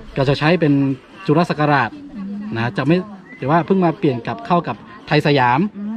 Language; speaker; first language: Thai; non-native, local second language; Khün